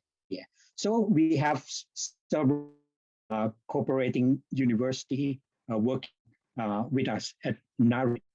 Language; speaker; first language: English; non-native, fluent; Thai